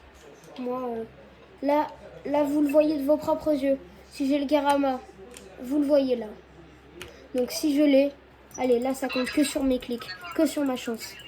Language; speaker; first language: French; native; French